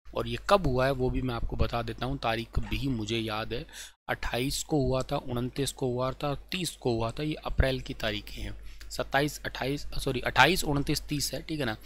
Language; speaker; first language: Hindi; native; Hindi